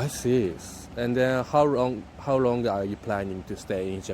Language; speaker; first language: English; non-native, learner; Japanese